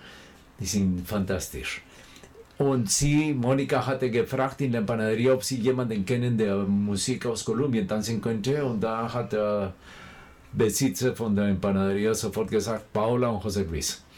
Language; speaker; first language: German; non-native, fluent; Spanish